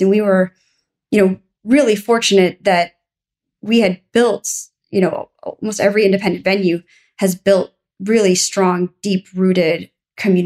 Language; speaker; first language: English; native; English